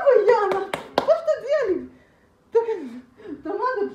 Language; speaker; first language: Greek; non-native, fluent; Russian